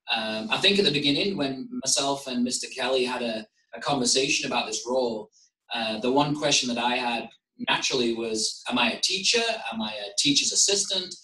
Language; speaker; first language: English; native; English